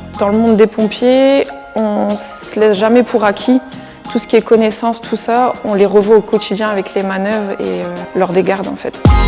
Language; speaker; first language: French; native; French